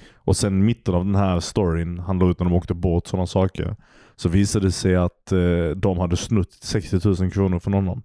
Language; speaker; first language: Swedish; early bilingual, other home language; Turkish